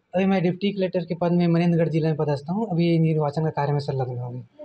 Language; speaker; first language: Hindi; native; Hindi